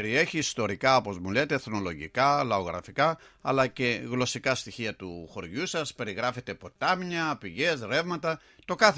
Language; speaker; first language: Greek; native; Greek